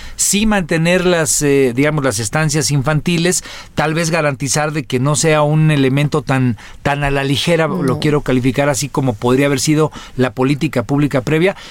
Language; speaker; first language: Spanish; native; Spanish